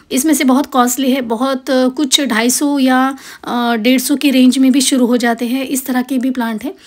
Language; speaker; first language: Hindi; non-native, local second language; Marathi